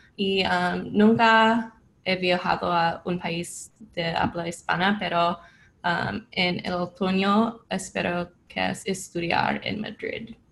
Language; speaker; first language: Spanish; non-native, learner; English